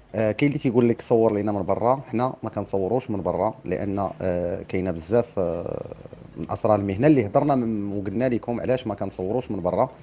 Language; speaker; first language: Arabic; native; Arabic